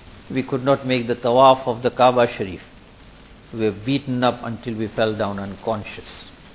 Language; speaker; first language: English; native; English